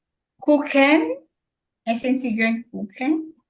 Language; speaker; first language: German; non-native, learner; Filipino